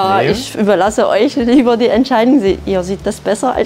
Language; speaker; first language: German; non-native, fluent; Hungarian